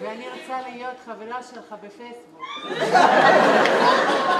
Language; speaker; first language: Hebrew; non-native, local second language; Arabic